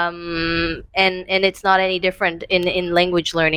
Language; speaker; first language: English; non-native, fluent; Portuguese